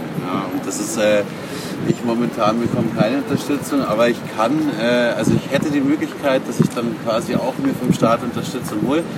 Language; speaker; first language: German; native; German